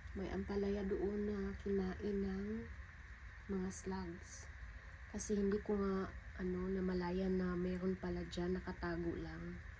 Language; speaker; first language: Filipino; native; Filipino